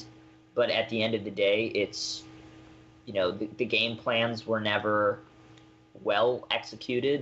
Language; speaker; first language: English; native; English